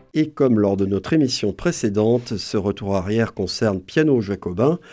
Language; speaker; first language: French; native; French